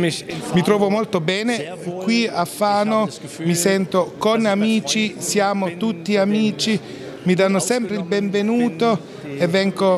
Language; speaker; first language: Italian; non-native, fluent; German